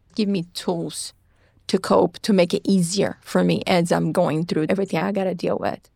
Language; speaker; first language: English; non-native, fluent; Portuguese